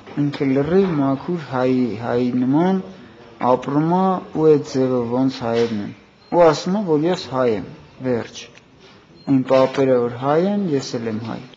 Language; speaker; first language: Armenian; native; Armenian